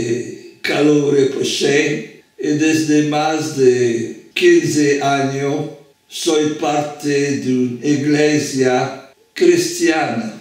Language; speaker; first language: Spanish; non-native, fluent; French